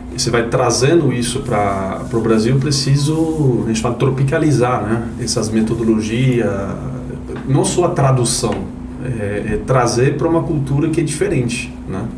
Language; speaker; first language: Portuguese; non-native, fluent; French